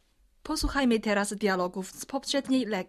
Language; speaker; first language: Polish; non-native, fluent; Chinese